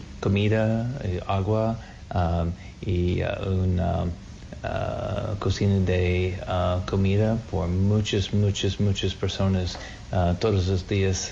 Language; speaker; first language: Spanish; non-native, learner; English